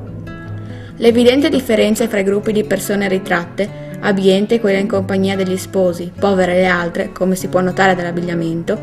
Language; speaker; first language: Italian; native; Italian